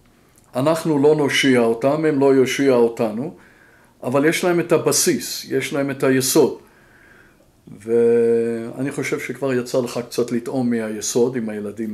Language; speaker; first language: Hebrew; non-native, fluent; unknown